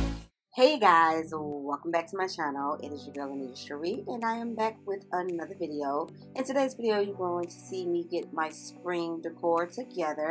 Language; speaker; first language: English; native; English